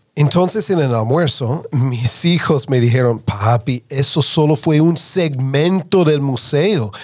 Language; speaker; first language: Spanish; non-native, fluent; English